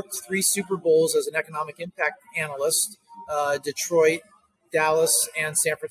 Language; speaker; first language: English; native; English